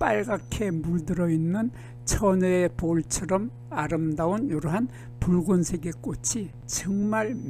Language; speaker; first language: Korean; native; Korean